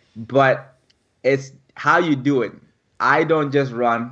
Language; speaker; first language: English; early bilingual, other home language; French